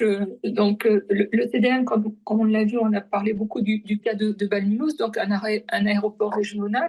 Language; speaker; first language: French; native; French